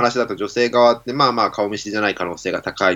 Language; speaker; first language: Japanese; native; Japanese